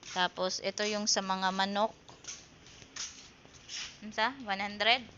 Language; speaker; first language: Filipino; native; Filipino